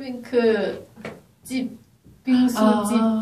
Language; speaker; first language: Korean; non-native, learner; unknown